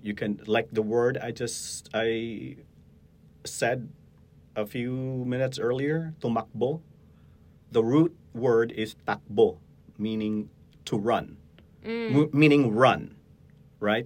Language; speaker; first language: English; non-native, local second language; Hiligaynon